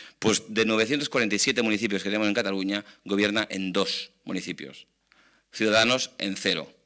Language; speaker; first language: Spanish; non-native, local second language; Catalan